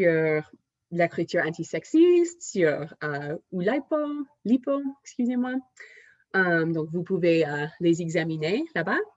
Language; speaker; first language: French; non-native, fluent; English